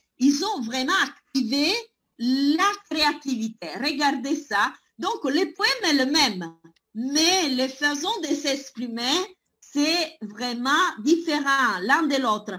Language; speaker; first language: French; non-native, fluent; Italian